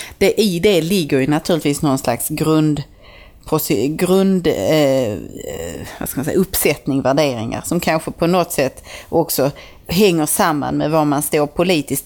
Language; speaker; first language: Swedish; native; Swedish